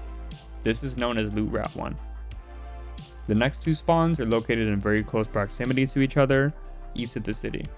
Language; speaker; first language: English; native; English